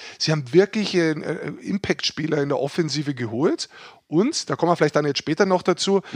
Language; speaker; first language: German; native; German